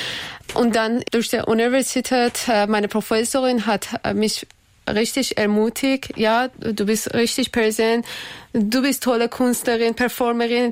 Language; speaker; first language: German; non-native, learner; Persian